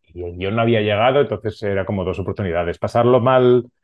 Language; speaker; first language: Spanish; non-native, local second language; Catalan